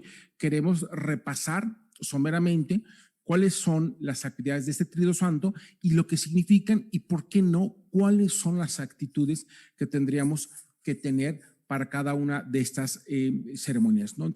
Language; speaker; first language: Spanish; native; Spanish